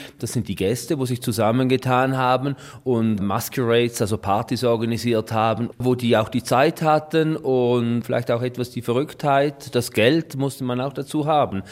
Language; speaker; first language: German; native; German